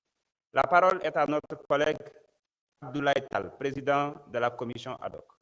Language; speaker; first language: French; non-native, local second language; Wolof